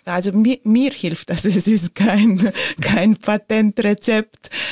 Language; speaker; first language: German; non-native, fluent; Romanian